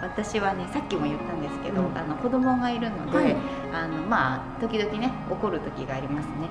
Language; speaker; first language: Japanese; native; Japanese